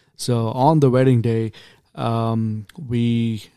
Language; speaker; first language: English; non-native, local second language; Kannada